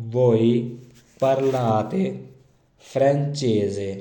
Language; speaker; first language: Italian; non-native, learner; Urdu